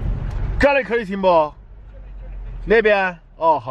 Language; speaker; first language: Chinese; native; Chinese